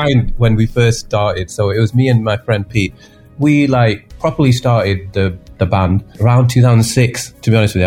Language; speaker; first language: English; native; English